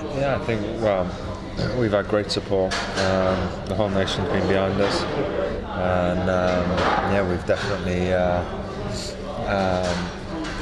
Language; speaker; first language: English; native; English